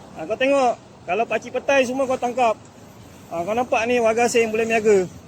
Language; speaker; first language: Malay; native; Malay